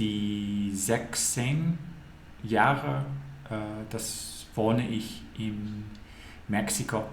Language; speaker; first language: German; non-native, learner; English